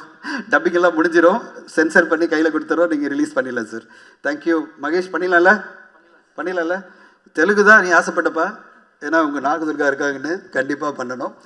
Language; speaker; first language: Tamil; native; Tamil